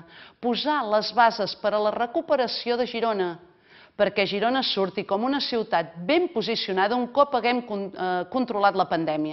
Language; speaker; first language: Catalan; native; Catalan